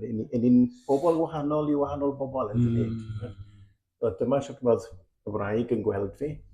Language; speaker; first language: Welsh; native; Welsh